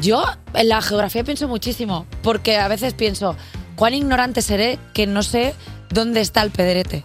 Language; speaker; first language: Spanish; native; Spanish